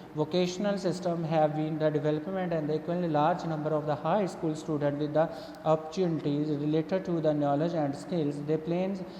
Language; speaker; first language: English; non-native, local second language; Punjabi